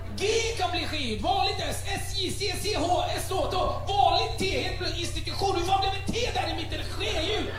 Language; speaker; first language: Swedish; early bilingual, other home language; Arabic